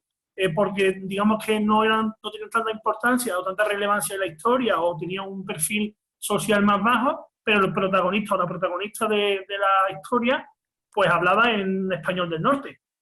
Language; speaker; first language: Spanish; native; Spanish